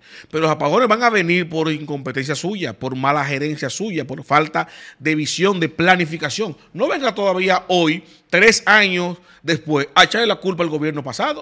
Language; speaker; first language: Spanish; native; Spanish